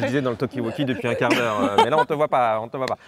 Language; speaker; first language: French; native; French